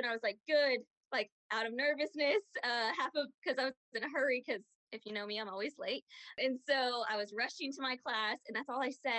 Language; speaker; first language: English; native; English